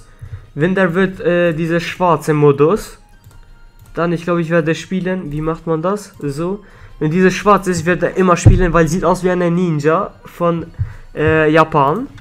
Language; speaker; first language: German; non-native, learner; Albanian